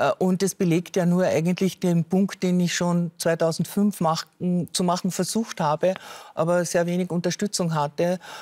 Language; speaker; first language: German; native; German